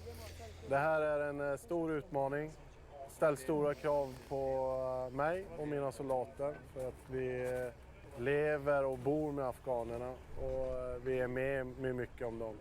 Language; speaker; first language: Swedish; native; Swedish